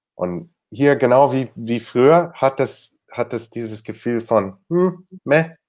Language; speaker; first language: German; non-native, fluent; English